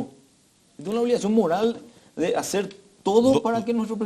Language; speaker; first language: Spanish; native; Spanish